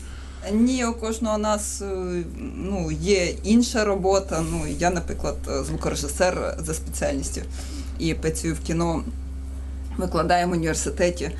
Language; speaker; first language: Ukrainian; native; Ukrainian